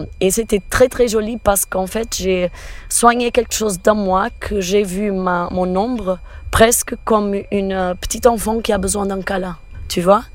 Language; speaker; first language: French; non-native, fluent; Portuguese